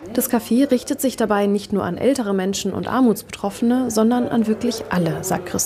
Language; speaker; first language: German; native; German